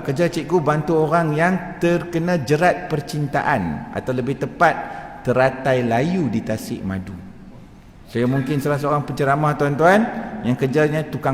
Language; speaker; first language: Malay; native; Malay